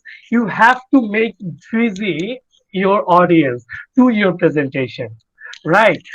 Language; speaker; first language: English; non-native, fluent; Bangla